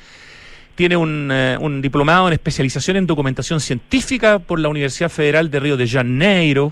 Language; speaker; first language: Spanish; native; Spanish